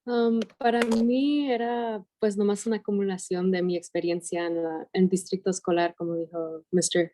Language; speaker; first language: Spanish; early bilingual, heritage; Spanish